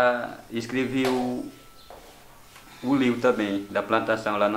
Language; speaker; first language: Portuguese; non-native, local second language; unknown